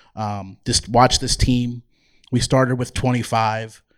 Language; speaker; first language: English; native; English